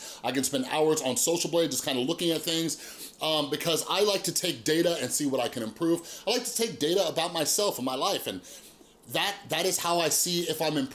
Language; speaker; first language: English; native; English